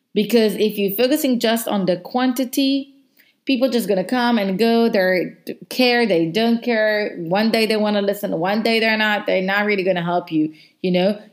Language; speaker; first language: English; non-native, fluent; Hebrew